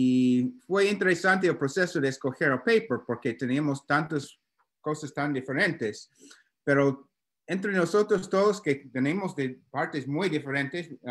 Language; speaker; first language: Spanish; non-native, learner; English